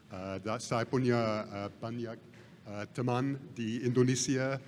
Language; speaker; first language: Indonesian; non-native, fluent; English